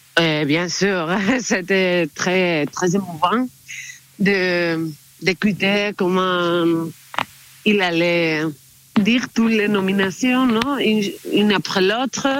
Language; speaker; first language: French; non-native, learner; Spanish